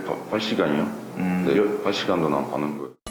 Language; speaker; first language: Korean; early bilingual, heritage; Korean